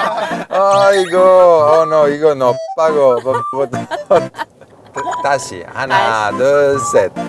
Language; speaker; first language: Korean; non-native, learner; Italian